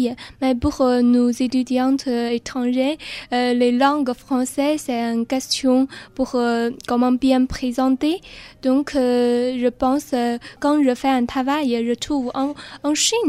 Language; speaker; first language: French; non-native, learner; Chinese